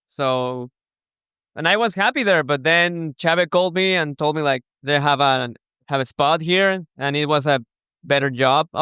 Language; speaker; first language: English; non-native, local second language; Spanish